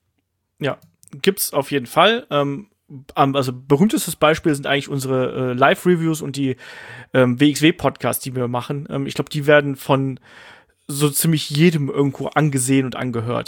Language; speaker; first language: German; native; German